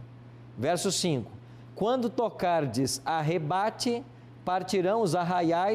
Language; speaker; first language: Portuguese; native; Portuguese